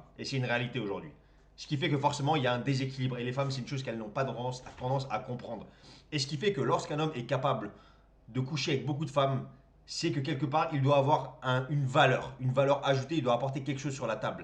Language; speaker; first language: French; native; French